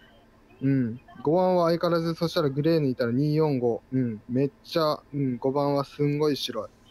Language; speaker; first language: Japanese; native; Japanese